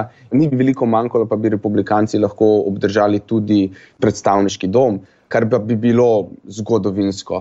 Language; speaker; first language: Slovenian; native; Slovenian